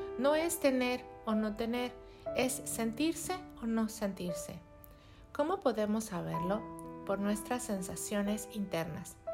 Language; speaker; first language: Spanish; native; Spanish